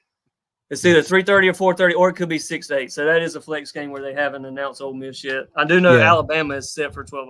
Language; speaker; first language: English; native; English